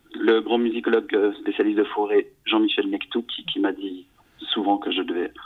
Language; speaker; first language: French; native; French